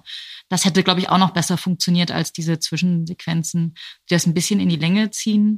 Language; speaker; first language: German; native; German